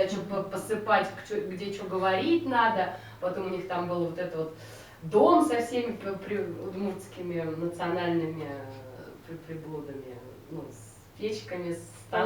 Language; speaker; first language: Russian; native; Russian